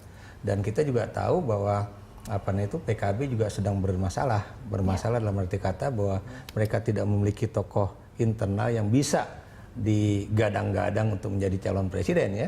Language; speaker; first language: Indonesian; native; Indonesian